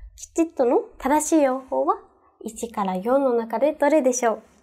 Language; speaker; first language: Japanese; native; Japanese